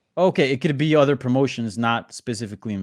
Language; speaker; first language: English; native; English